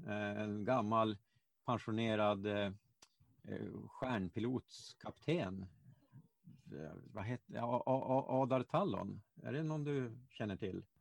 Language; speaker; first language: Swedish; native; Swedish